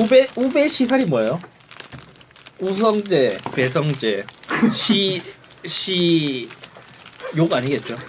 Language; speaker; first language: Korean; native; Korean